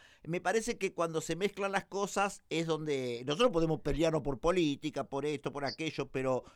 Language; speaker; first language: Spanish; native; Spanish